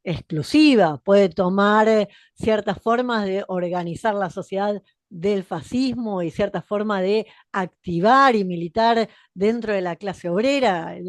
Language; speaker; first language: Spanish; native; Spanish